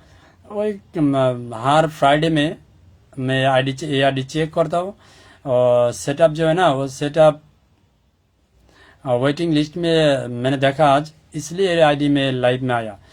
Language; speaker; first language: Hindi; non-native, learner; Bangla